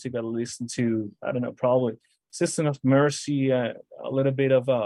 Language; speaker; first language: English; non-native, fluent; Spanish